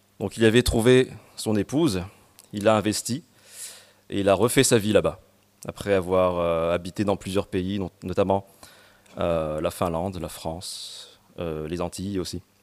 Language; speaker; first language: French; non-native, local second language; Malagasy